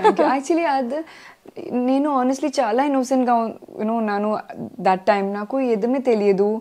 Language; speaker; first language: Telugu; non-native, learner; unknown